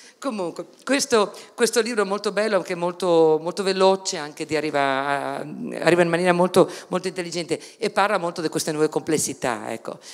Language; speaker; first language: Italian; non-native, fluent; Spanish